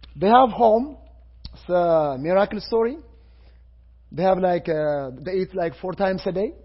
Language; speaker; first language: English; non-native, fluent; Amharic